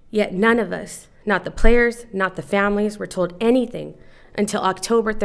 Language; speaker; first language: English; native; English